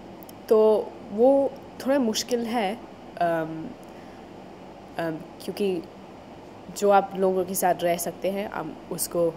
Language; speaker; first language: Hindi; non-native, learner; English